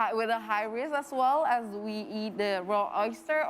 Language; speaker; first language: English; non-native, fluent; Indonesian